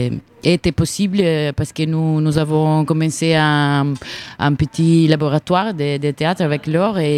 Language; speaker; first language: French; non-native, learner; Italian